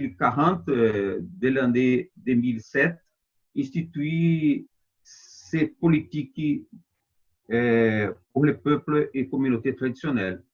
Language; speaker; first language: French; non-native, fluent; Portuguese